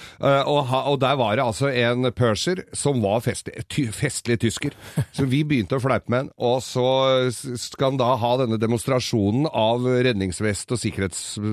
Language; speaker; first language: Norwegian; native; Norwegian